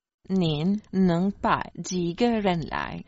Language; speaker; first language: Chinese; non-native, learner; Croatian